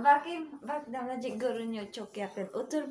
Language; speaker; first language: Turkish; non-native, learner; Filipino